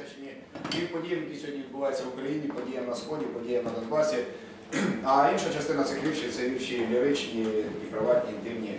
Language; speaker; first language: Ukrainian; native; Ukrainian